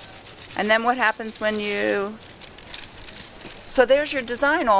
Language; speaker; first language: English; native; English